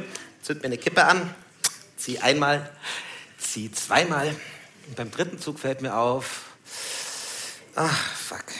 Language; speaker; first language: German; native; German